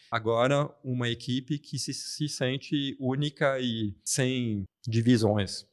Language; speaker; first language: Portuguese; non-native, fluent; French